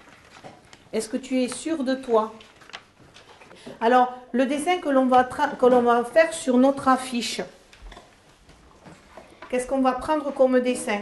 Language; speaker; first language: French; native; French